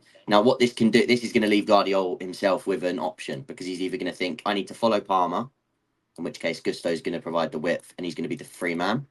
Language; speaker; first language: English; native; English